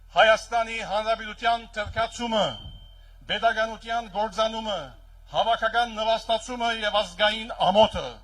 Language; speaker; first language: Armenian; early bilingual, heritage; Armenian